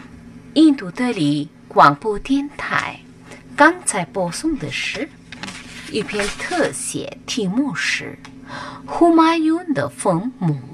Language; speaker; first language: Chinese; non-native, fluent; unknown